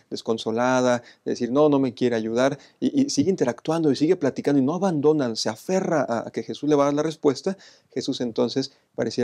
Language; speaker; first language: Spanish; native; Spanish